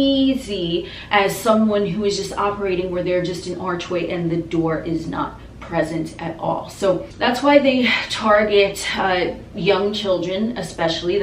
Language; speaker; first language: English; native; English